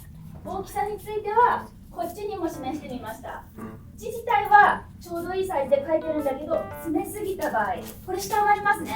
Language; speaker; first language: Japanese; native; Japanese